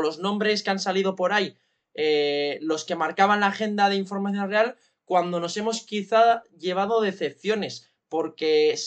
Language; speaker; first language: Spanish; native; Spanish